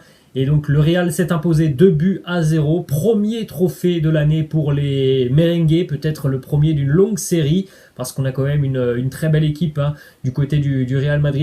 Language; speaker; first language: French; native; French